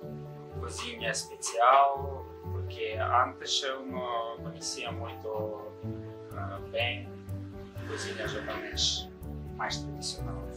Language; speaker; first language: Portuguese; non-native, learner; Armenian